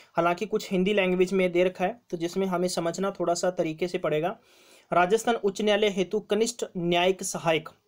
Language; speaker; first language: Hindi; non-native, local second language; Punjabi